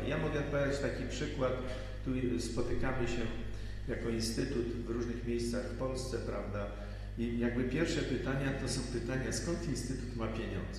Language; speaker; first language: Polish; native; Polish